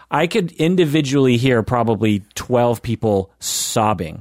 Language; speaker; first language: English; native; English